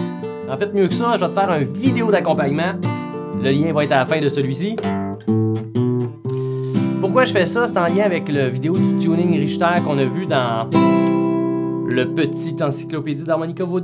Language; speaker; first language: French; native; French